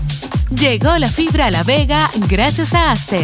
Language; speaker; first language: Spanish; native; Spanish